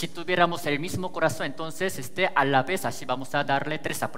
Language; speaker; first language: Spanish; native; Spanish